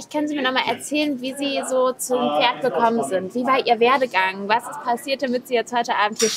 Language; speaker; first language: German; native; German